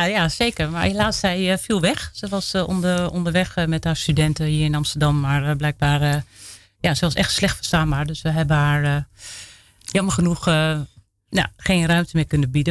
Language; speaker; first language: Dutch; native; Dutch